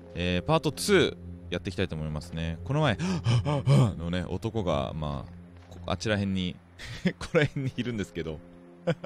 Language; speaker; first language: Japanese; native; Japanese